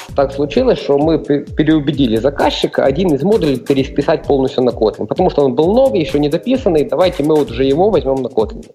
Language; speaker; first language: Russian; non-native, local second language; Ukrainian